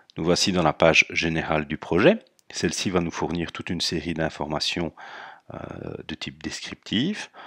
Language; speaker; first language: French; native; French